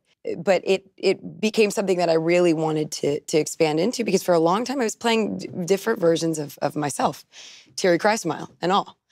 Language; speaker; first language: English; native; English